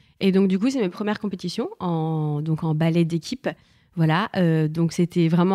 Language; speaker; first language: French; native; French